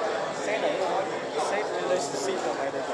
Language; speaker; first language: Vietnamese; native; Vietnamese